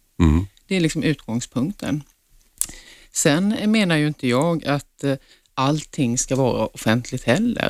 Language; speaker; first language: Swedish; native; Swedish